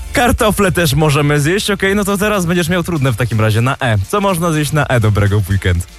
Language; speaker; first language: Polish; native; Polish